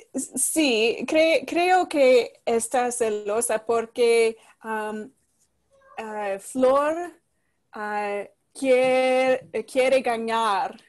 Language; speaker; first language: Spanish; non-native, learner; English